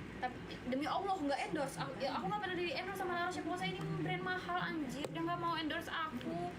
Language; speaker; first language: Indonesian; native; Indonesian